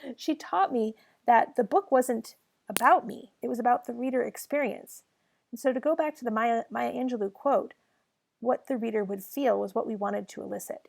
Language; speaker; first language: English; native; English